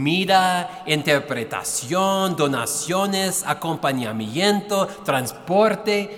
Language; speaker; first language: Spanish; non-native, fluent; English